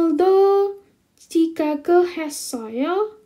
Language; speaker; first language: Korean; non-native, fluent; Indonesian